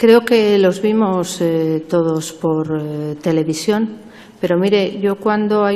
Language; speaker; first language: Spanish; native; Spanish